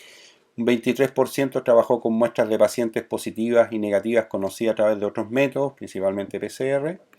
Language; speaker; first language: Spanish; native; Spanish